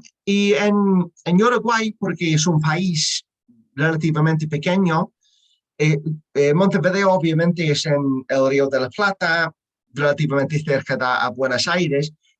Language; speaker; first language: Spanish; non-native, learner; English